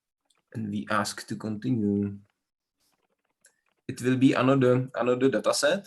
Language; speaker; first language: English; non-native, learner; Czech